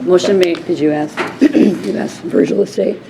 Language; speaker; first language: English; native; English